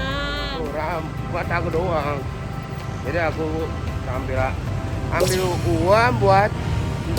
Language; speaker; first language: Indonesian; non-native, fluent; Japanese